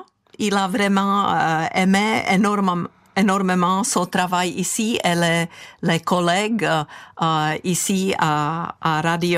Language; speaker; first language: French; non-native, fluent; Czech